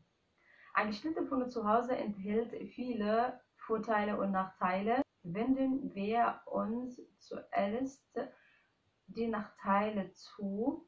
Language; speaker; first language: German; non-native, fluent; Arabic